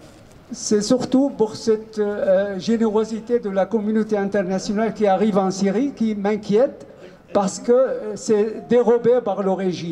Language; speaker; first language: French; non-native, fluent; Arabic